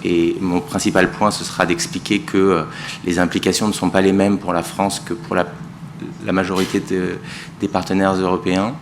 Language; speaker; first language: French; native; French